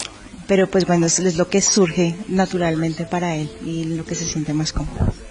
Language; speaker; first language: Spanish; native; Spanish